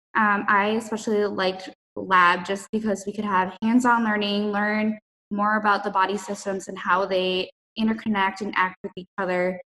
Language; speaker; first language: English; native; English